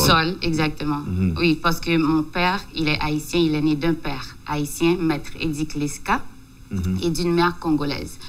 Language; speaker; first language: French; non-native, local second language; Haitian Creole